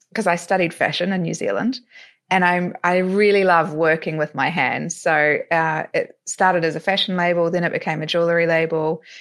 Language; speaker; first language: English; native; English